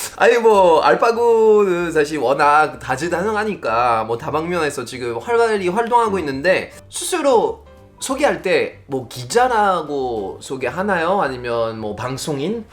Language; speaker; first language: Korean; non-native, fluent; French